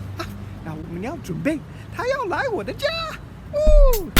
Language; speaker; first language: Chinese; non-native, fluent; English